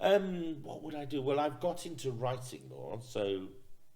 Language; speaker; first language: English; native; English